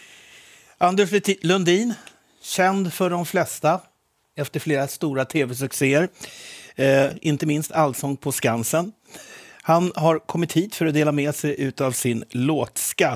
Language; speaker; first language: Swedish; native; Swedish